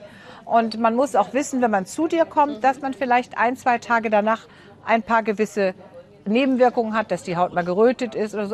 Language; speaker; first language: German; native; German